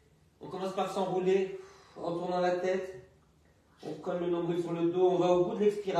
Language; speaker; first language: French; native; French